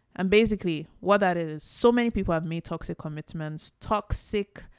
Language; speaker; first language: English; non-native, local second language; Yoruba